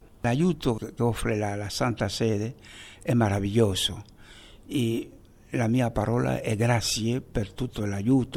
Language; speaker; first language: Italian; non-native, fluent; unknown